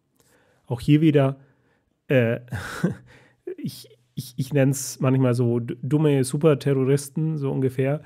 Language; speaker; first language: German; native; German